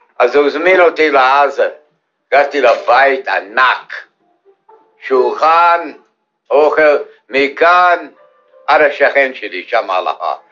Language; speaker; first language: Hebrew; non-native, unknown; English